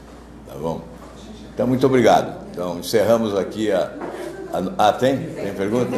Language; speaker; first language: Portuguese; native; Portuguese